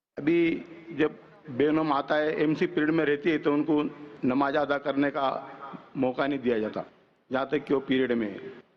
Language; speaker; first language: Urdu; non-native, local second language; Gujarati